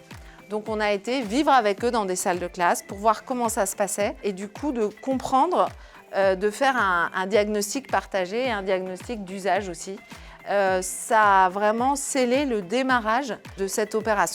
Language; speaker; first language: French; native; French